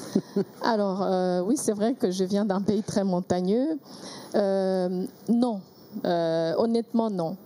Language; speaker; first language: French; non-native, local second language; Kinyarwanda